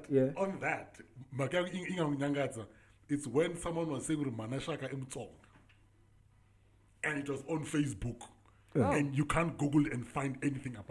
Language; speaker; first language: English; non-native, local second language; Tsonga